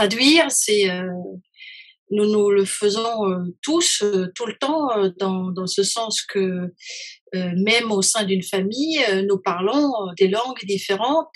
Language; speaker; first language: French; non-native, fluent; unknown